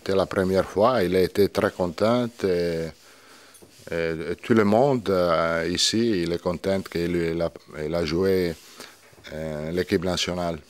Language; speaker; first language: French; non-native, learner; Italian